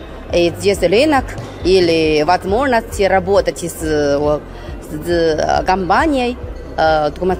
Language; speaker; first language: Russian; non-native, learner; Chinese